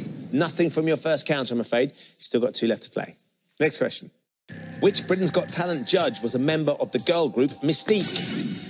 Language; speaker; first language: English; native; English